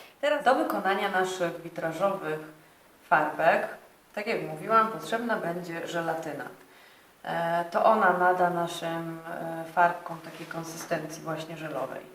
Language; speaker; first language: Polish; native; Polish